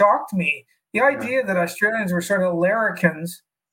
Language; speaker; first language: English; native; English